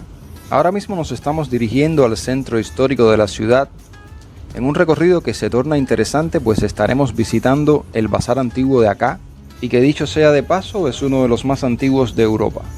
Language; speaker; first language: Spanish; native; Spanish